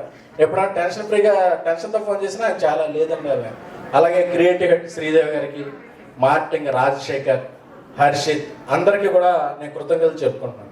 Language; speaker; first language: Telugu; native; Telugu